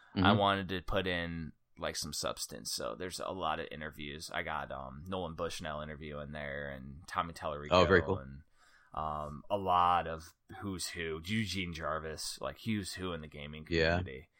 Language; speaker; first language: English; native; English